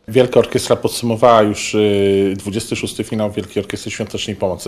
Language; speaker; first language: Polish; native; Polish